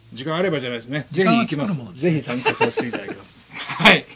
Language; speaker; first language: Japanese; native; Japanese